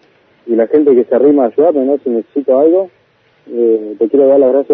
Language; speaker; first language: Spanish; native; Spanish